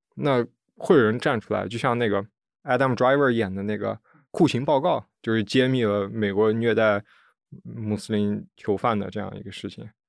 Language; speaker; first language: Chinese; native; Chinese